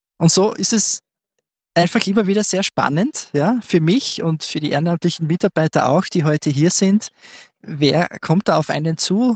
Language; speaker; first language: German; native; German